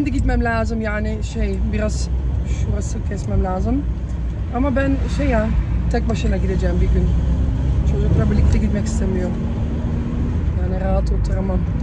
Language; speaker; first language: Turkish; early bilingual, heritage; Dutch